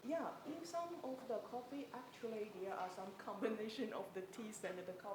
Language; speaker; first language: English; non-native, fluent; Chinese